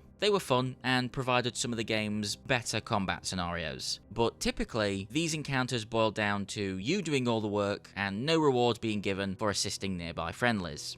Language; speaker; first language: English; native; English